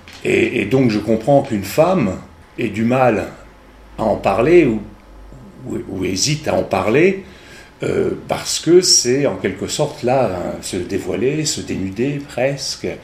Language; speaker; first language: French; native; French